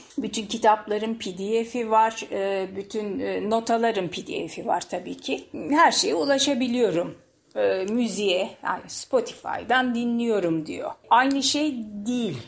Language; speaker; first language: Turkish; native; Turkish